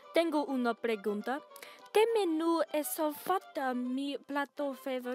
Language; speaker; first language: Spanish; non-native, learner; English